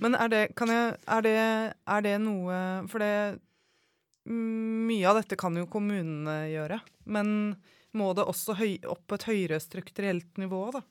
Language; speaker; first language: Norwegian; native; Norwegian